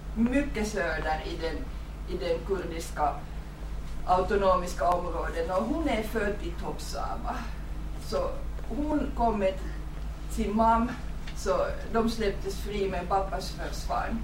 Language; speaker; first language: Swedish; non-native, fluent; Finnish